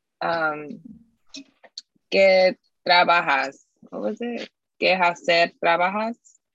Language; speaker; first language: Spanish; non-native, learner; English